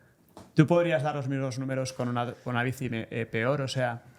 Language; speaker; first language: Spanish; native; Spanish